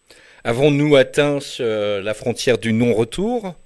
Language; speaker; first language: French; native; French